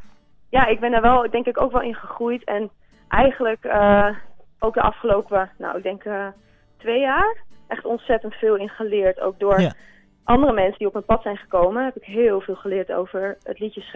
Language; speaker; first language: Dutch; native; Dutch